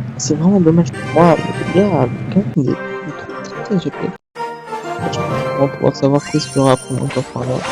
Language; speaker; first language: French; native; French